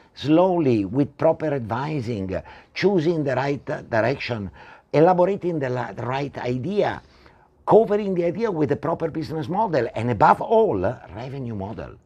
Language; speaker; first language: English; non-native, fluent; Italian